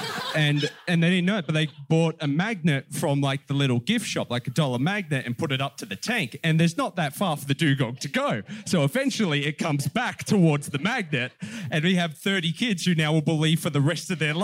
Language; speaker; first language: English; native; English